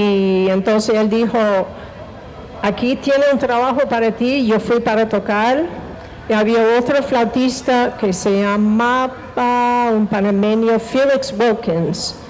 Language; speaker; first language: Spanish; non-native, fluent; English